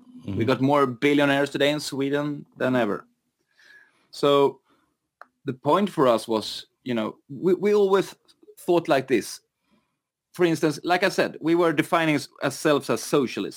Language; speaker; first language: English; non-native, fluent; Swedish